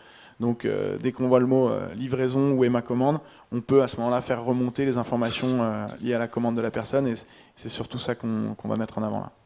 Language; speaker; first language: French; native; French